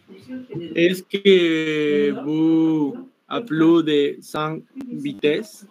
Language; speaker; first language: French; non-native, learner; Spanish